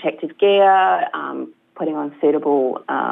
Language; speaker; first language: English; native; English